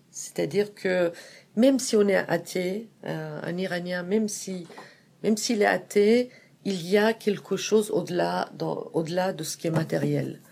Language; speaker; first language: French; non-native, fluent; Persian